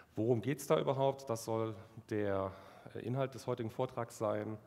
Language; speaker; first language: German; native; German